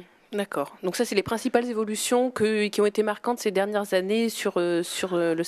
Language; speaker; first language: French; native; French